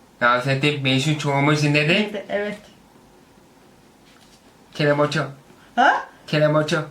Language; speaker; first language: Turkish; non-native, learner; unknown